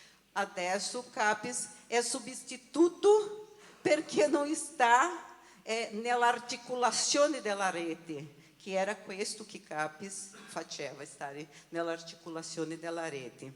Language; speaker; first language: Italian; non-native, learner; Portuguese